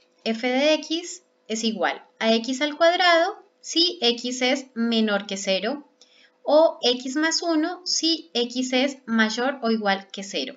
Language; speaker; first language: Spanish; native; Spanish